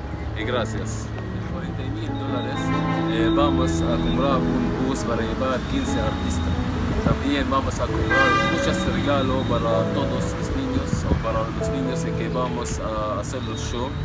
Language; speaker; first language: Spanish; non-native, learner; Arabic